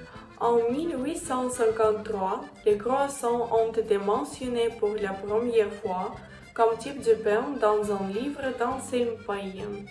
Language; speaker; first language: French; non-native, learner; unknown